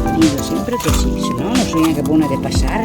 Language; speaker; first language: Italian; native; Italian